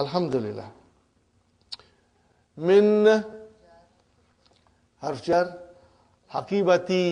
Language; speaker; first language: Arabic; non-native, learner; Urdu